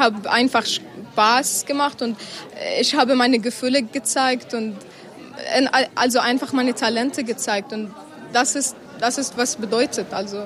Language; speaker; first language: German; non-native, fluent; Arabic